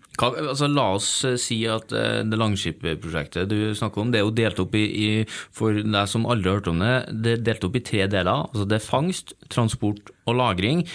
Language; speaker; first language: Norwegian; native; Norwegian